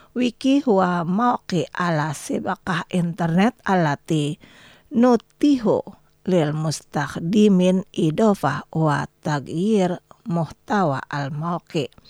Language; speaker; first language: Arabic; non-native, fluent; Indonesian